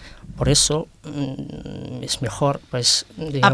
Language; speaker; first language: Spanish; non-native, fluent; Arabic